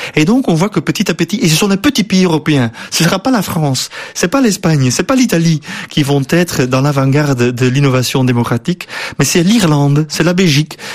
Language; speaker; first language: French; non-native, fluent; Dutch